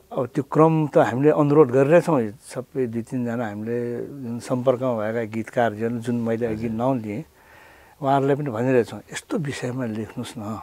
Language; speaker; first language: Nepali; non-native, local second language; Newari